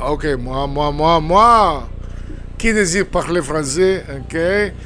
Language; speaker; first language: French; non-native, fluent; Spanish